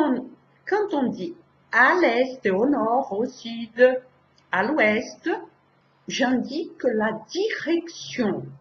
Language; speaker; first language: French; non-native, fluent; Portuguese